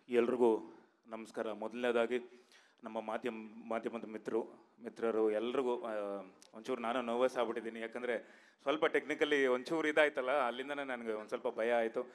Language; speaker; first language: Kannada; native; Kannada